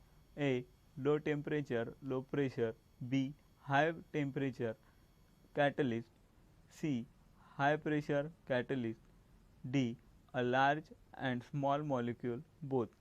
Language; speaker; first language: English; non-native, local second language; Marathi